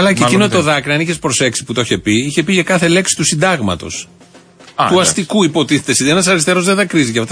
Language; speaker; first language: Greek; native; Greek